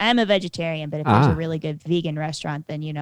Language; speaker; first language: English; native; English